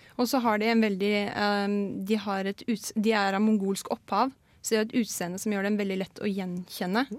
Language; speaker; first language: Norwegian; native; Norwegian